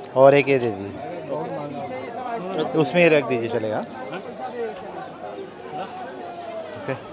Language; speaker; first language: Hindi; non-native, local second language; Marathi